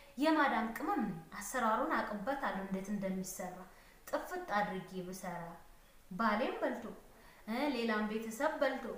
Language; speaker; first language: Amharic; native; Amharic